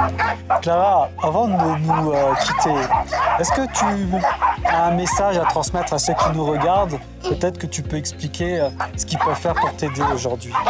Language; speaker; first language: French; native; French